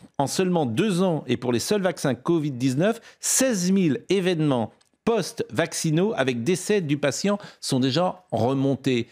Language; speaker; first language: French; native; French